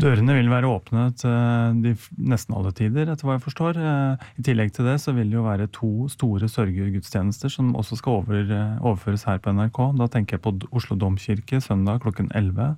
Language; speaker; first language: Norwegian; native; Norwegian